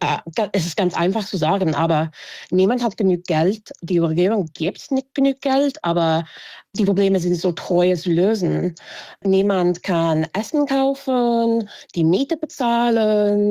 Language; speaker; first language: German; non-native, fluent; English